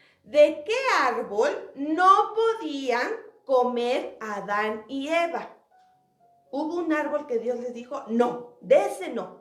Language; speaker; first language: Spanish; native; Spanish